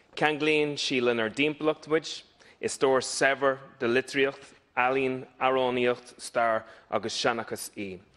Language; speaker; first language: Irish; non-native, local second language; English